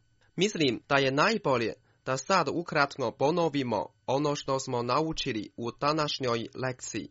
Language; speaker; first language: Croatian; non-native, fluent; Chinese